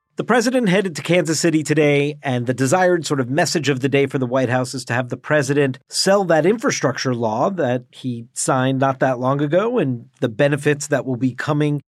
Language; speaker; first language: English; native; English